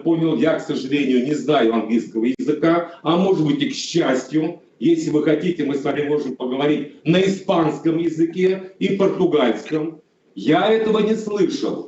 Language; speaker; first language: Russian; native; Russian